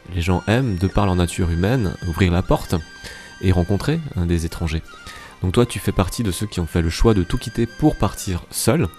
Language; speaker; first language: French; native; French